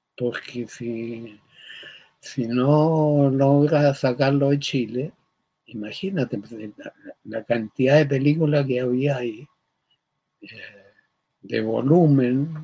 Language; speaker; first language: Spanish; early bilingual, other home language; German